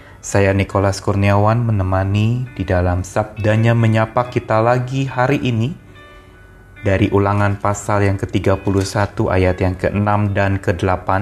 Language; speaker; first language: Indonesian; native; Indonesian